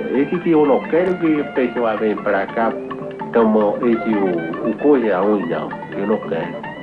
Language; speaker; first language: Portuguese; non-native, local second language; Kayapó